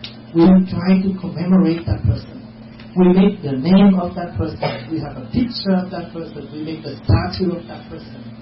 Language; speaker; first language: English; non-native, fluent; Vietnamese